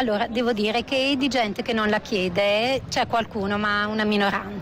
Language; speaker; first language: Italian; native; Italian